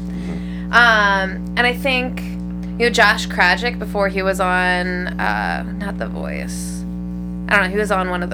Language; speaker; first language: English; native; English